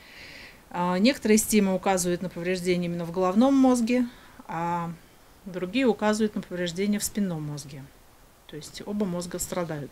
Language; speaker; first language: Russian; native; Russian